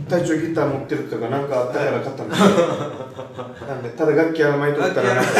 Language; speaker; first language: Japanese; native; Japanese